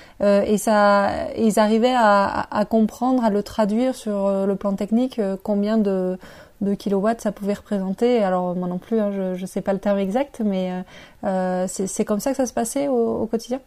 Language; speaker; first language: French; native; French